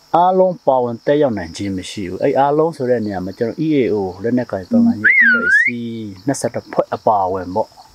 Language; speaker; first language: Burmese; non-native, local second language; Shwe Palaung